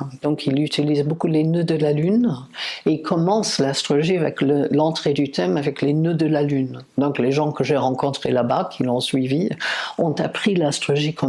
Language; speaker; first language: French; non-native, fluent; English